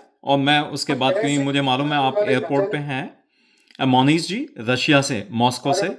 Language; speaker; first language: Hindi; native; Hindi